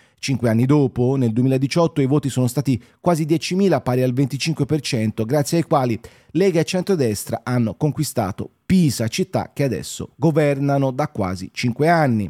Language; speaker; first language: Italian; native; Italian